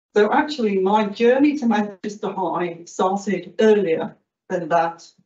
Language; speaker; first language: English; native; English